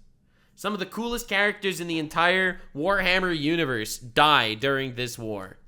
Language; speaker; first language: English; native; English